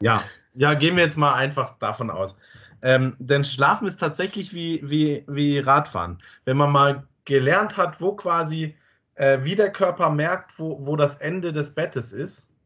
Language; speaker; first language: German; native; German